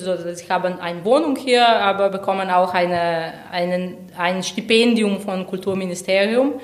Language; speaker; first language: German; non-native, fluent; Slovenian